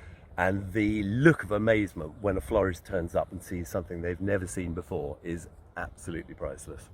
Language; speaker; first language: English; native; English